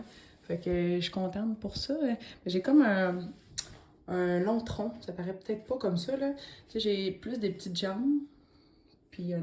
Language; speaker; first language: French; native; French